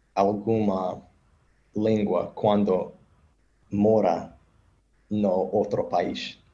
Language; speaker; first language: Portuguese; non-native, learner; English